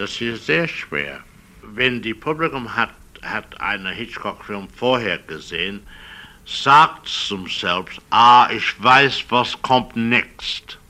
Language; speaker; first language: German; non-native, learner; English